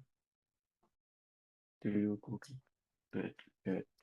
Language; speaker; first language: English; non-native, local second language; Bangla